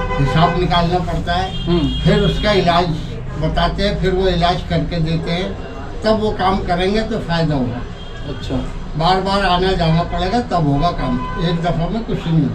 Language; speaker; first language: Hindi; native; Hindi